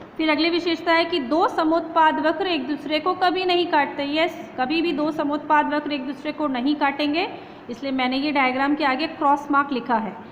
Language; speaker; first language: Hindi; native; Hindi